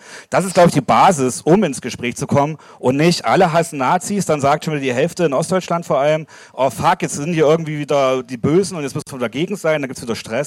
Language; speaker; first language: German; native; German